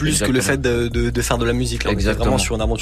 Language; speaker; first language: French; native; French